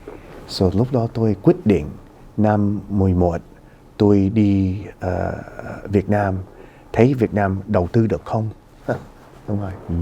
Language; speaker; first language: Vietnamese; early bilingual, heritage; Vietnamese